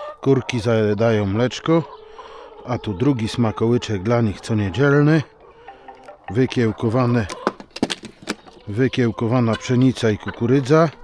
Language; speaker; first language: Polish; native; Polish